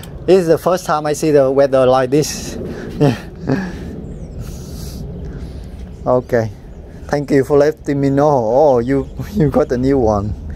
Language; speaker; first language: English; non-native, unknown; Vietnamese